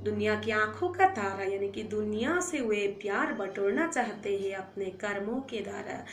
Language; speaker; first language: Hindi; non-native, local second language; Assamese